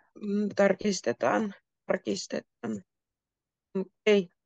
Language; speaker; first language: Finnish; native; Finnish